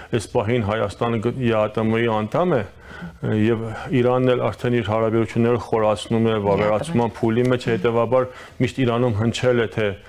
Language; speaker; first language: Armenian; early bilingual, heritage; Armenian